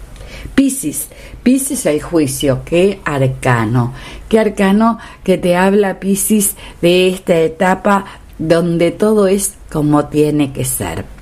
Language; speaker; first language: Spanish; native; Spanish